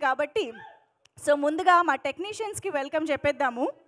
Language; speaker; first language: Telugu; native; Telugu